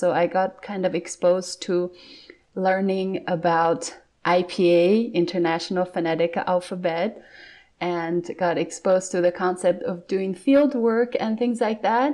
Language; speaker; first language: English; non-native, fluent; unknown